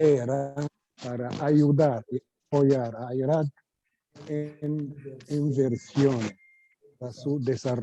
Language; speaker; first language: Spanish; non-native, fluent; Arabic